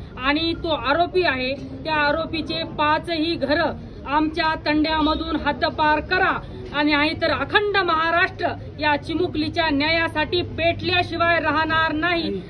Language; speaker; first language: Marathi; non-native, local second language; Lambadi